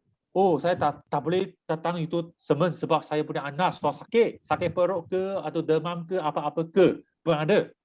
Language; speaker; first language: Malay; non-native, local second language; Chinese